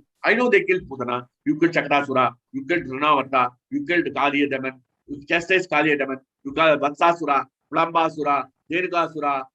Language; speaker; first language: English; non-native, local second language; Hindi